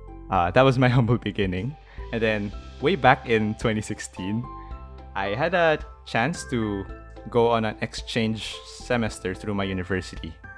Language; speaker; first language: English; non-native, local second language; Filipino